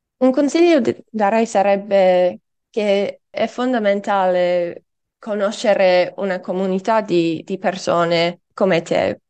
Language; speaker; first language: Italian; non-native, fluent; English